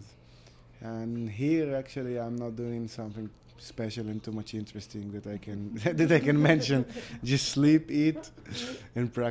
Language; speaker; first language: English; non-native, learner; Hebrew